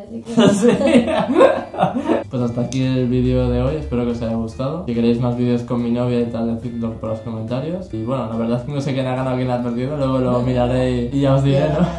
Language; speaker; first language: Spanish; native; Spanish